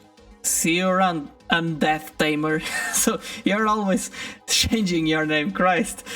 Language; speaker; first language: English; non-native, fluent; Portuguese